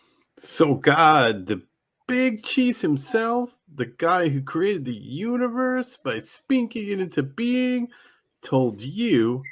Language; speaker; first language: English; native; English